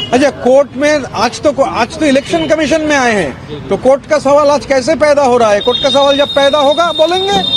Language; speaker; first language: Hindi; non-native, local second language; Bangla